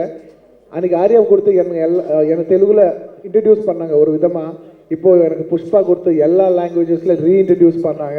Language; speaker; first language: Tamil; non-native, local second language; Telugu